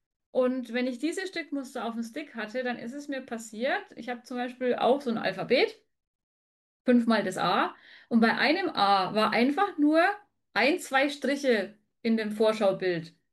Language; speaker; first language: German; native; German